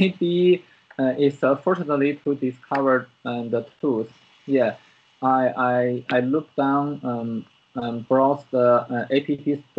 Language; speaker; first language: English; non-native, learner; Chinese